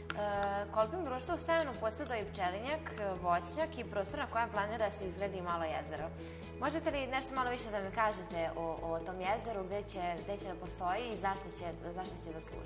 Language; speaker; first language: Serbian; native; Serbian